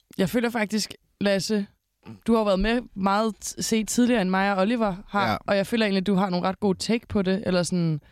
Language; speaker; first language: Danish; native; Danish